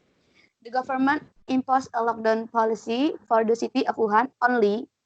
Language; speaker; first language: English; non-native, learner; Indonesian